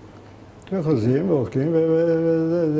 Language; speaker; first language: Hebrew; non-native, fluent; Hungarian